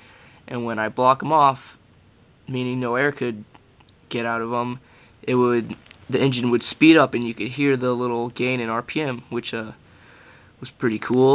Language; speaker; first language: English; native; English